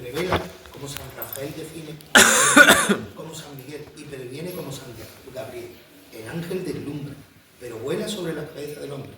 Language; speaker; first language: Spanish; native; Spanish